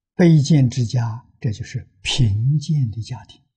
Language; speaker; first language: Chinese; native; Chinese